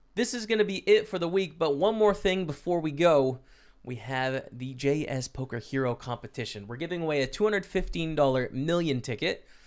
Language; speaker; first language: English; native; English